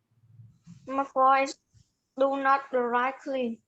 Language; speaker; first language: English; non-native, learner; Vietnamese